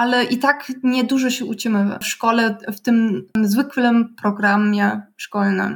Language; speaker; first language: Polish; non-native, learner; German